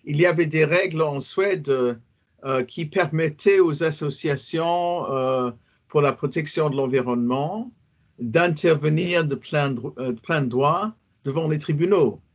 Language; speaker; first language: French; non-native, fluent; English